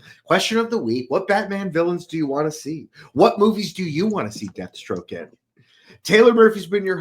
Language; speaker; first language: English; native; English